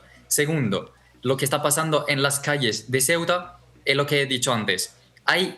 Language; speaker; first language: Spanish; non-native, fluent; Arabic